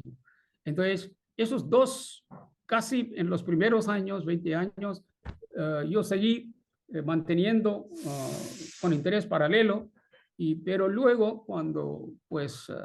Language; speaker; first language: Spanish; non-native, fluent; Bangla